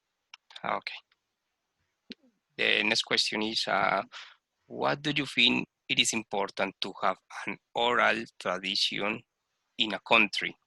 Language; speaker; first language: English; non-native, learner; Spanish